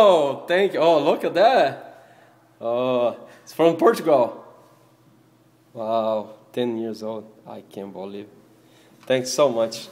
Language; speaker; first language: English; non-native, learner; Portuguese